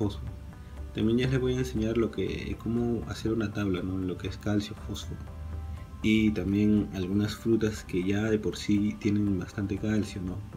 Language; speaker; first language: Spanish; native; Spanish